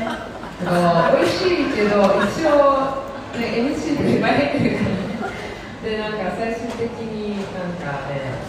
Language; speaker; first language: Japanese; early bilingual, heritage; Japanese